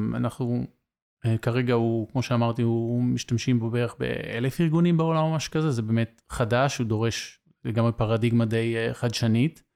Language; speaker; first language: Hebrew; native; Hebrew